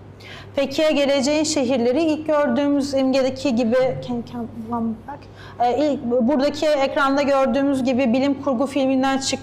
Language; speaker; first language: Turkish; native; Turkish